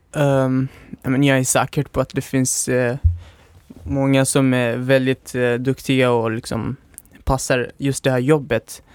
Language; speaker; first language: Swedish; non-native, fluent; Urdu